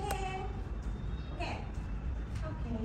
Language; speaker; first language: English; non-native, learner; Vietnamese